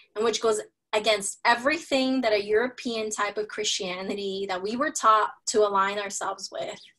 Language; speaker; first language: English; early bilingual, other home language; Spanish